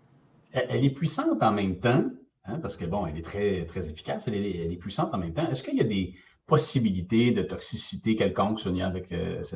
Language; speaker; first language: French; native; French